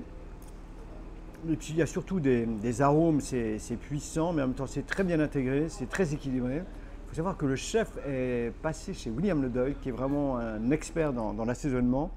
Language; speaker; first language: French; native; French